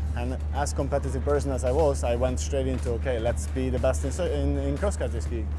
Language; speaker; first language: English; non-native, fluent; Swedish